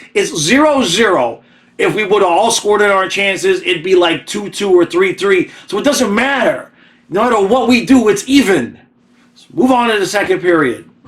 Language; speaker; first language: English; native; English